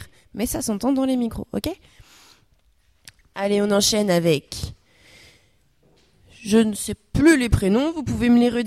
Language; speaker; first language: French; native; French